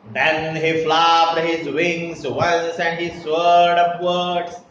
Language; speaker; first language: English; non-native, local second language; Marathi